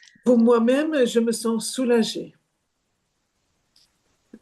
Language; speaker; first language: French; non-native, fluent; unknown